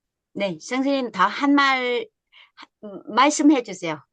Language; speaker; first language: Korean; non-native, learner; Vietnamese